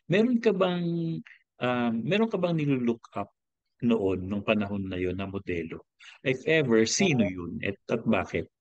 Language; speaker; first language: Filipino; native; Filipino